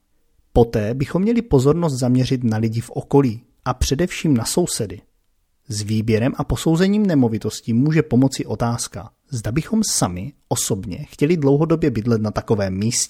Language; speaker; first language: Czech; native; Czech